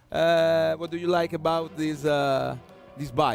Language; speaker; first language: English; non-native, fluent; Italian